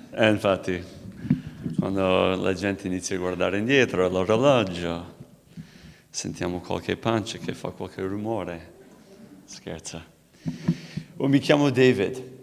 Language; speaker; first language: Italian; non-native, fluent; English